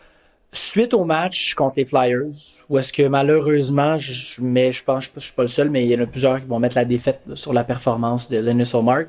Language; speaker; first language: French; native; French